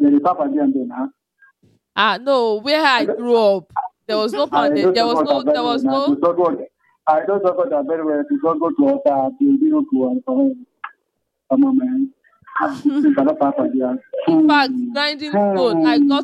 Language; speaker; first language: English; non-native, local second language; Yoruba